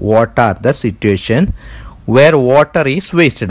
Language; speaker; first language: English; non-native, local second language; Malayalam